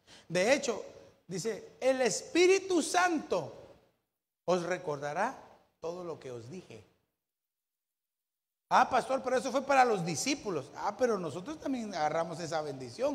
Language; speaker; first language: Spanish; native; Spanish